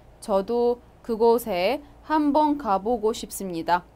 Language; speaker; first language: Korean; non-native, fluent; Arabic